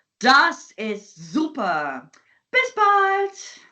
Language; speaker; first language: German; non-native, fluent; English